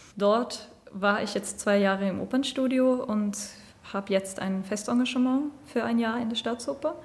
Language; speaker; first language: German; non-native, fluent; Swedish